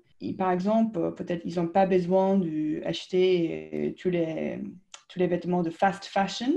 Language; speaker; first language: French; non-native, fluent; English